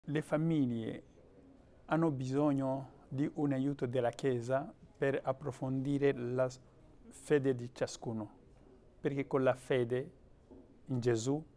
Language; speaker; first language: Italian; non-native, fluent; Kinyarwanda